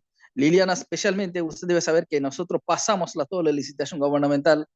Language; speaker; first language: Spanish; non-native, learner; Bangla